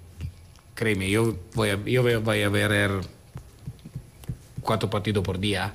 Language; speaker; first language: Spanish; non-native, fluent; Italian